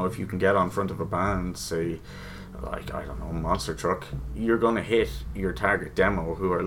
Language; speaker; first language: English; native; English